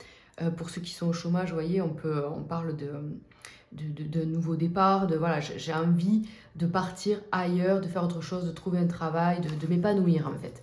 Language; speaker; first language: French; native; French